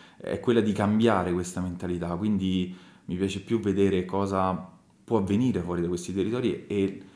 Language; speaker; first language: Italian; native; Italian